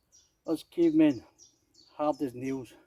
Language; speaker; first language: English; native; English